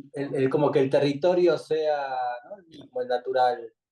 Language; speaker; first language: Spanish; native; Spanish